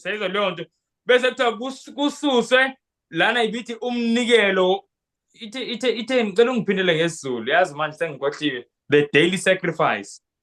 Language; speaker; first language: Zulu; non-native, local second language; Xhosa